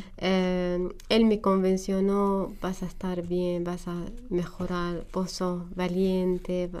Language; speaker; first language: Spanish; non-native, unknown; Arabic